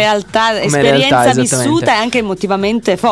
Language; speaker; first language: Italian; native; Italian